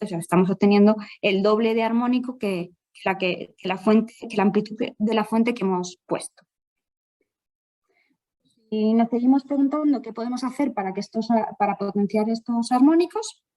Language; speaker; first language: Spanish; native; Spanish